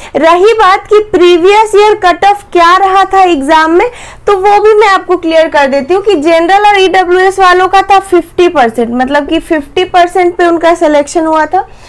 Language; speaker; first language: Hindi; native; Hindi